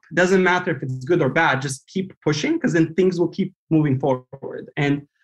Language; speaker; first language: English; non-native, fluent; Romanian